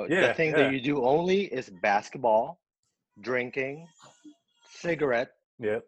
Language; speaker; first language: English; non-native, local second language; Filipino